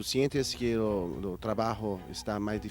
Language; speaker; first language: Spanish; non-native, learner; Portuguese